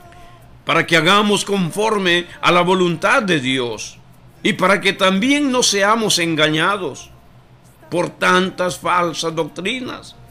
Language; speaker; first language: Spanish; native; Spanish